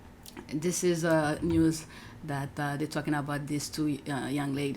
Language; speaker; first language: English; native; English